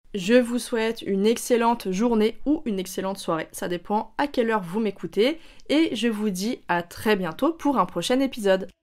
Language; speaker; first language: French; native; French